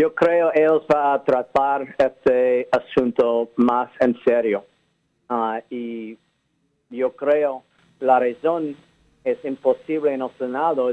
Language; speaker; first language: Spanish; early bilingual, heritage; English